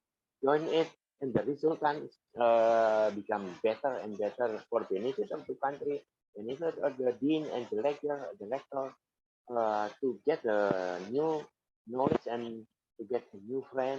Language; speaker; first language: English; non-native, fluent; Indonesian